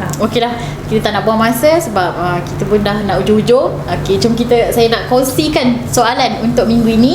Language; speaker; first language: Malay; native; Malay